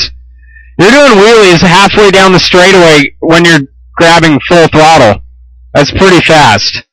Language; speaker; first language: English; native; English